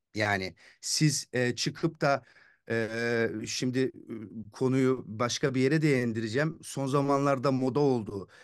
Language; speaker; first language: Turkish; early bilingual, heritage; Turkish